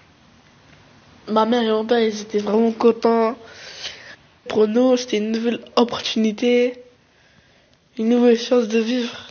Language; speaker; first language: French; early bilingual, other home language; Arabic